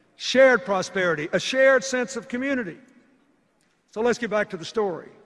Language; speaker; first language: English; native; English